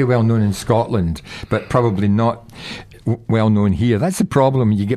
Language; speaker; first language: English; native; English